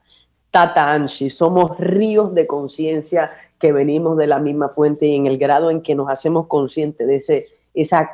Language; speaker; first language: Spanish; native; Spanish